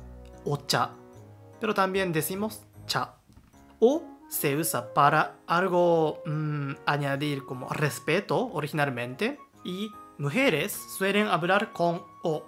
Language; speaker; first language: Spanish; non-native, learner; Japanese